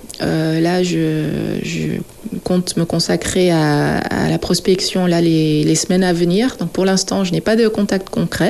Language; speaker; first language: French; non-native, fluent; Dutch